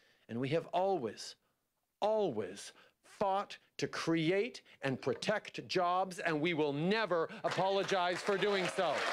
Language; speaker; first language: English; native; English